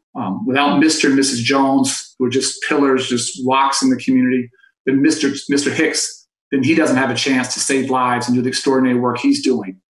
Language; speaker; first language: English; native; English